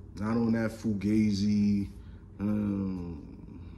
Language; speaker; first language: English; native; English